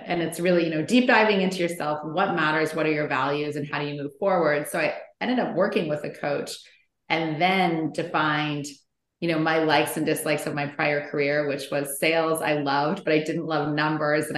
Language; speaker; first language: English; native; English